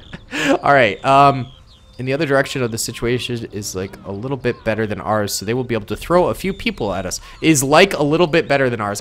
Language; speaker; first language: English; native; English